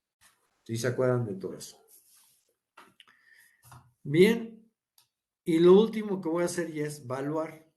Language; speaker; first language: Spanish; native; Spanish